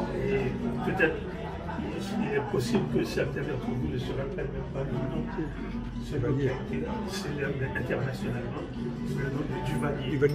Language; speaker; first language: French; non-native, local second language; Haitian Creole